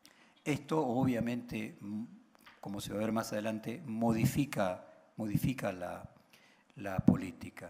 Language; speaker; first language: Spanish; native; Spanish